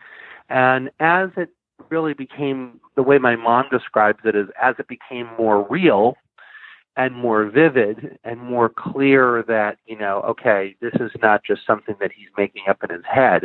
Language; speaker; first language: English; native; English